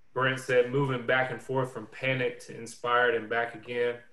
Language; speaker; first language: English; native; English